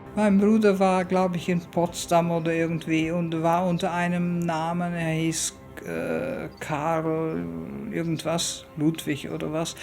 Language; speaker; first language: German; early bilingual, heritage; German